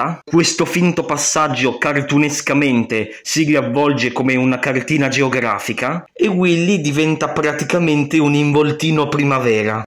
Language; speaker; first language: Italian; native; Italian